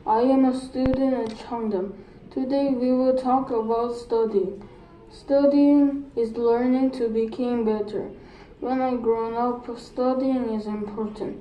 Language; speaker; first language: English; non-native, learner; Korean